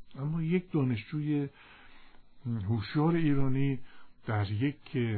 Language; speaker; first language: Persian; native; Persian